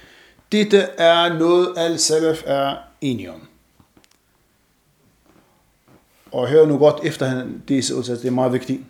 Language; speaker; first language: Danish; non-native, fluent; Arabic